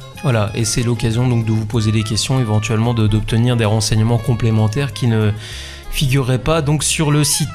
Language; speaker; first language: French; native; French